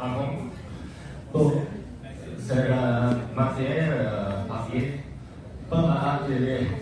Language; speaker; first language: French; non-native, learner; Japanese